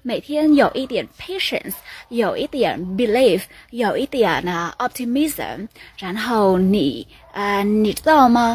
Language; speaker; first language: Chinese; non-native, learner; Vietnamese